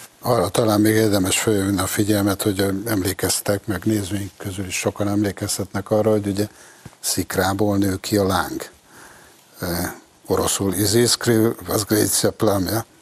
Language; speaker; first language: Hungarian; native; Hungarian